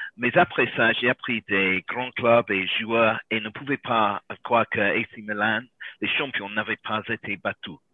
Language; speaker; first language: French; non-native, learner; English